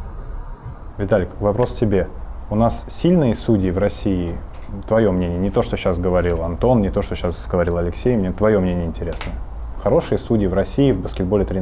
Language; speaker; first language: Russian; native; Russian